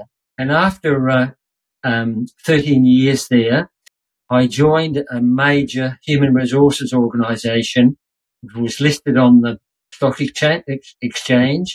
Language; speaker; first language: English; native; English